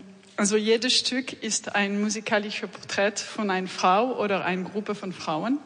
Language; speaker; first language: German; non-native, fluent; French